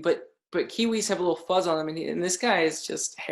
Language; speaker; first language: English; native; English